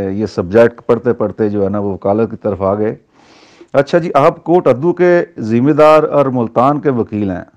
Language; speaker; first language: Urdu; non-native, local second language; Haryanvi